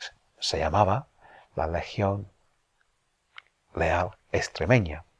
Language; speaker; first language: Spanish; non-native, fluent; English